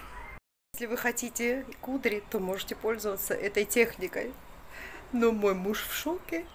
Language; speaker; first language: Russian; native; Russian